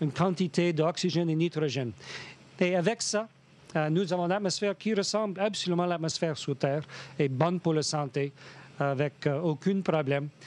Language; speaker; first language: French; non-native, fluent; English